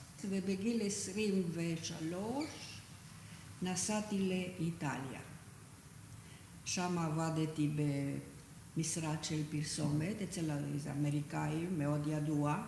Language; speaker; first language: Hebrew; non-native, fluent; Romanian